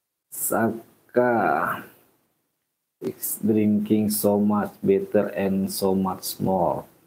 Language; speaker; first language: English; non-native, learner; Indonesian